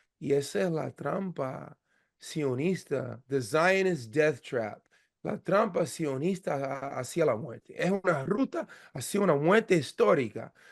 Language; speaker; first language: Spanish; non-native, fluent; English